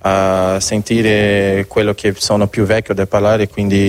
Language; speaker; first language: Italian; non-native, learner; Spanish